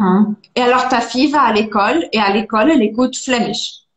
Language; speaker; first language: French; non-native, fluent; Portuguese